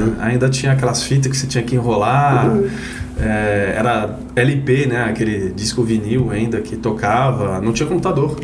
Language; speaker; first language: Portuguese; non-native, fluent; French